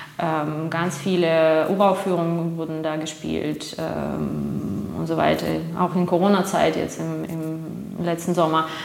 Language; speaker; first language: German; non-native, fluent; Russian